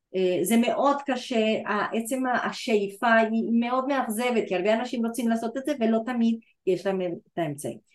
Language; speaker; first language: Hebrew; non-native, fluent; Spanish